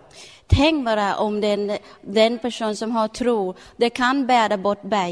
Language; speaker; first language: Swedish; non-native, learner; Thai